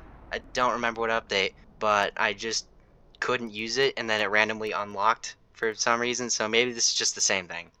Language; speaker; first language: English; native; English